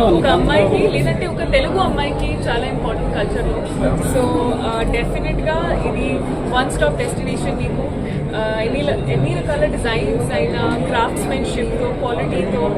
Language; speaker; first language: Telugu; non-native, fluent; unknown